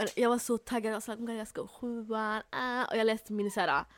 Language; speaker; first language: Swedish; early bilingual, other home language; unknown